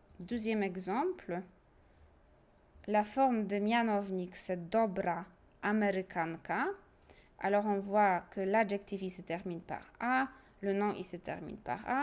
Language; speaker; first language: French; non-native, fluent; Polish